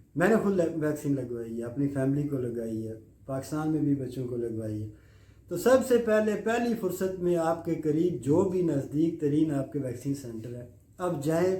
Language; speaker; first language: Urdu; non-native, local second language; Punjabi